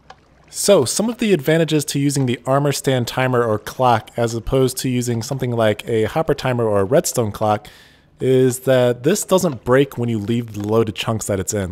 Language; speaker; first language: English; native; English